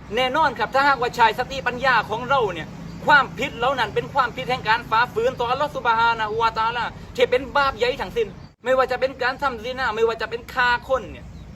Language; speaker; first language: Thai; non-native, local second language; Malay